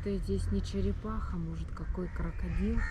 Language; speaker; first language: Russian; native; Russian